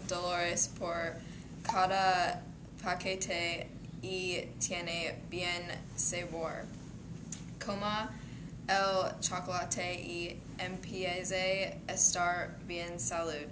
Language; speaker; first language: Spanish; non-native, learner; English